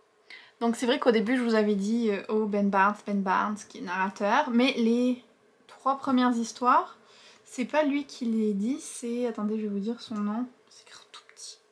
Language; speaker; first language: French; native; French